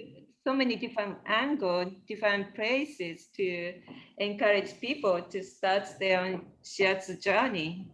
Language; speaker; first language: English; non-native, learner; Japanese